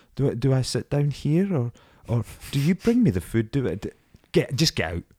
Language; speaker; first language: English; native; English